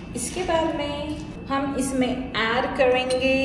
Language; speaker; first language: Hindi; non-native, local second language; Marathi